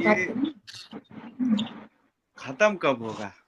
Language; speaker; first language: Hindi; native; Hindi